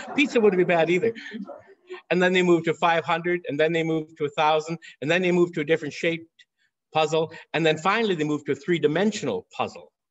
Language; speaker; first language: English; native; English